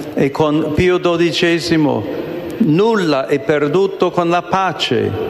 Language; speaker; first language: Italian; non-native, fluent; English